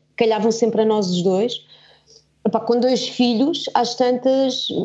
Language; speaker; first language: Portuguese; early bilingual, heritage; German